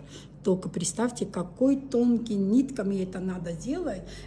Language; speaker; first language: Russian; non-native, local second language; Armenian